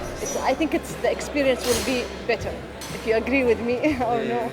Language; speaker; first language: English; non-native, learner; Arabic